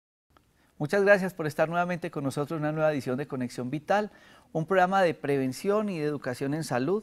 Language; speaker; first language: Spanish; native; Spanish